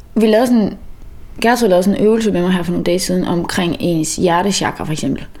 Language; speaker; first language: Danish; native; Danish